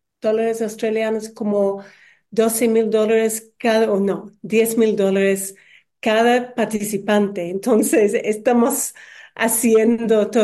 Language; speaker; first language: Spanish; non-native, learner; English